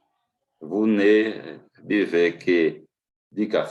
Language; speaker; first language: French; non-native, learner; Portuguese